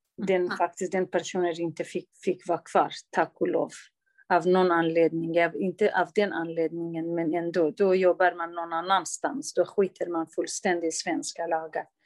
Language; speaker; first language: Swedish; non-native, local second language; Kurdish